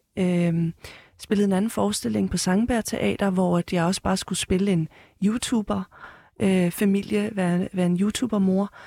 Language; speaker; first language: Danish; early bilingual, heritage; Danish